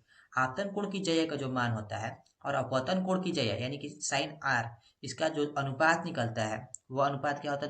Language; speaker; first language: Hindi; native; Hindi